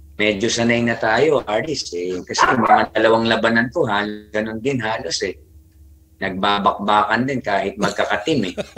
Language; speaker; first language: Filipino; native; Filipino